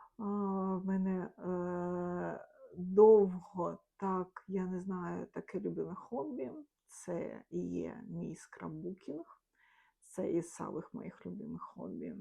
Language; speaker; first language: Ukrainian; non-native, local second language; Russian